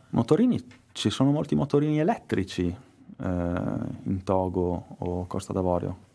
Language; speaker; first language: Italian; native; Italian